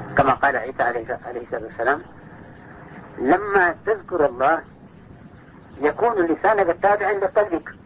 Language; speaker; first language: Arabic; non-native, fluent; Urdu